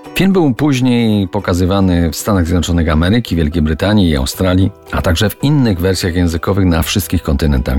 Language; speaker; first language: Polish; native; Polish